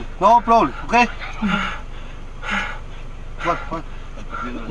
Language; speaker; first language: English; non-native, learner; Spanish